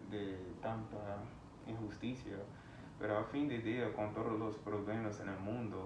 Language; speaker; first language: Spanish; non-native, fluent; English